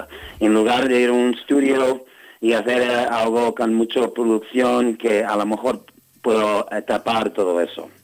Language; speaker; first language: Spanish; non-native, fluent; English